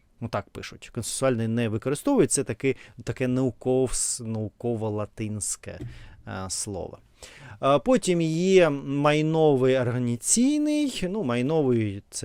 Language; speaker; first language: Ukrainian; non-native, learner; Russian